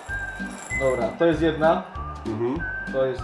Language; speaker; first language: Polish; native; Polish